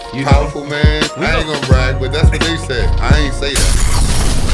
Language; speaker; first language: English; native; English